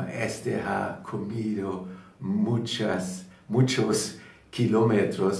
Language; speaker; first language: Spanish; non-native, learner; German